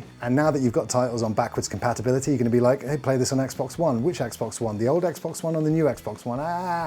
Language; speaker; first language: English; native; English